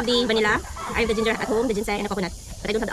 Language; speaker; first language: English; non-native, local second language; Filipino